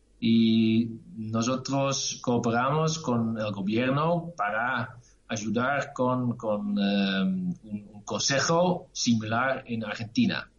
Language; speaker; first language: Spanish; non-native, learner; Dutch